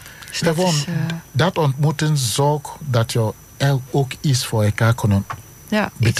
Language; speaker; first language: Dutch; non-native, learner; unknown